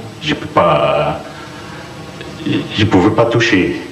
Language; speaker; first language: French; non-native, fluent; Arabic